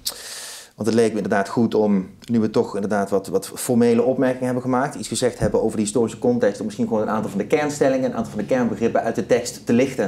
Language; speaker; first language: Dutch; native; Dutch